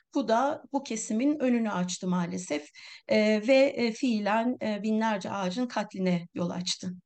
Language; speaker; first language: Turkish; native; Turkish